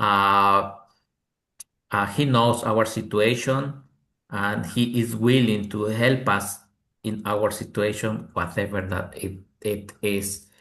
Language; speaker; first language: English; non-native, learner; Spanish